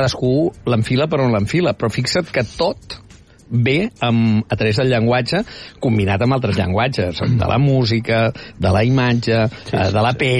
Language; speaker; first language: Catalan; native; Catalan